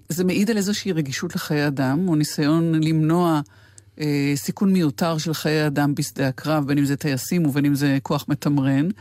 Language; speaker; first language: Hebrew; native; Hebrew